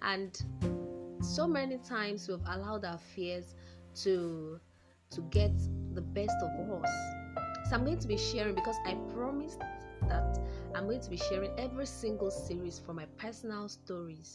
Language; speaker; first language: English; non-native, local second language; Yoruba